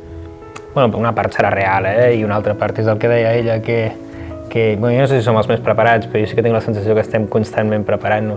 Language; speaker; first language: Catalan; native; Catalan